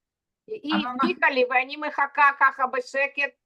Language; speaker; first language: Hebrew; non-native, fluent; Russian